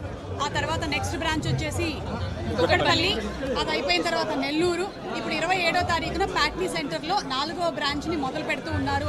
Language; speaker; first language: Telugu; native; Telugu